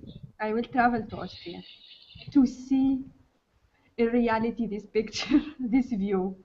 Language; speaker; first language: English; non-native, learner; Arabic